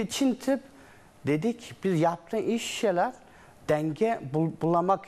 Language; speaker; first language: Turkish; non-native, learner; Chinese